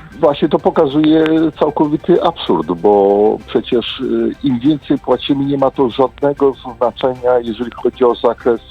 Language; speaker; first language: Polish; native; Polish